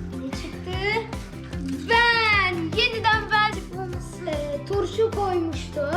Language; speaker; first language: Turkish; early bilingual, heritage; Turkish